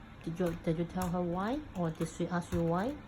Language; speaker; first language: English; non-native, local second language; Cantonese